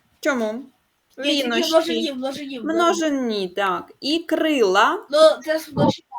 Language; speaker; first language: Ukrainian; native; Ukrainian